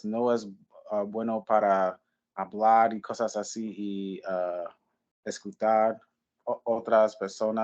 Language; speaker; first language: Spanish; non-native, learner; English